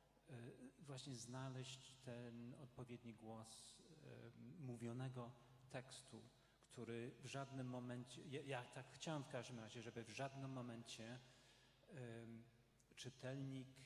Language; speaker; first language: Polish; non-native, fluent; English